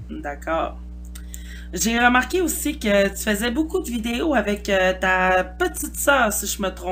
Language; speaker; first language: French; native; French